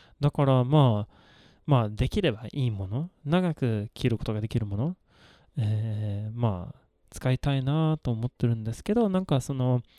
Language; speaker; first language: Japanese; non-native, fluent; Swedish